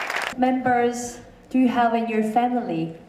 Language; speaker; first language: English; non-native, learner; Korean